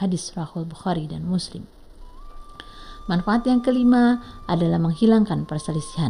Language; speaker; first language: Indonesian; native; Indonesian